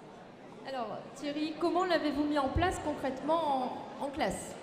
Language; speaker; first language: French; native; French